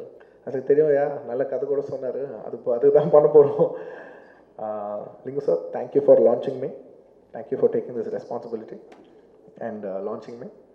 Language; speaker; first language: Tamil; non-native, local second language; Telugu